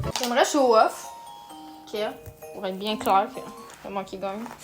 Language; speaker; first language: French; native; French